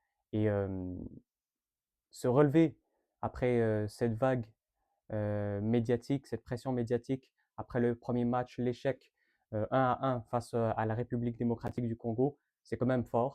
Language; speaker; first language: French; native; French